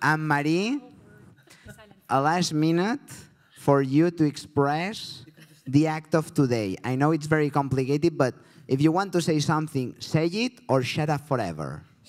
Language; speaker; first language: English; non-native, fluent; Catalan